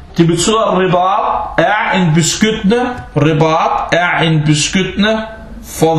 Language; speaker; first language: Danish; early bilingual, other home language; Arabic